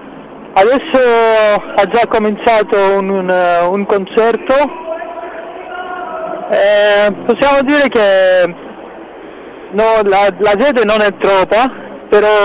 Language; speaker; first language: Italian; non-native, fluent; Greek